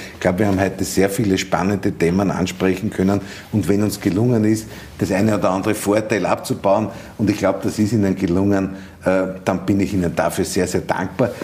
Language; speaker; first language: German; native; German